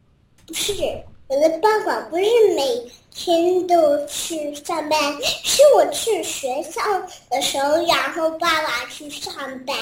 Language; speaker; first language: Chinese; early bilingual, heritage; Chinese